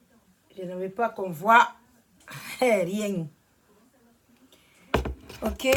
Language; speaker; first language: French; non-native, learner; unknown